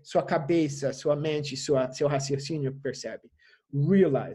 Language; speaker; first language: Portuguese; non-native, fluent; English